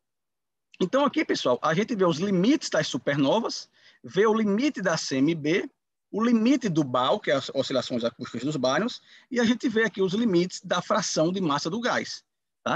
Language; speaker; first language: Portuguese; native; Portuguese